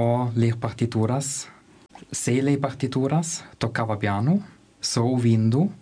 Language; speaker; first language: Portuguese; non-native, learner; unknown